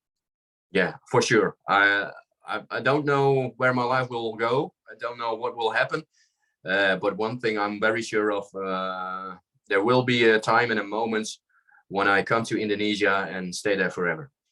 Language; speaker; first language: English; non-native, fluent; Dutch